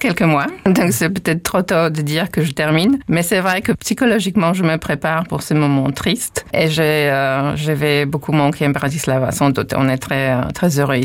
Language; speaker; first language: French; non-native, fluent; Polish